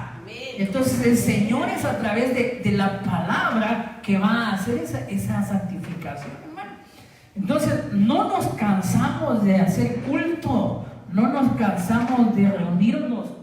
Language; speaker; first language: Spanish; native; Spanish